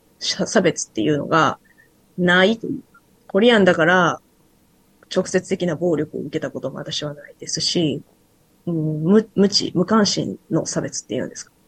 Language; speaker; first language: Japanese; native; Japanese